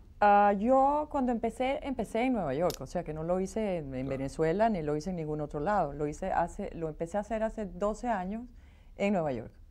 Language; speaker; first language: Spanish; native; Spanish